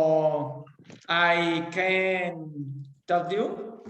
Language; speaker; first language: English; non-native, learner; Spanish